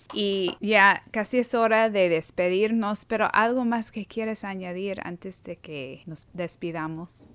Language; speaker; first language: Spanish; non-native, fluent; English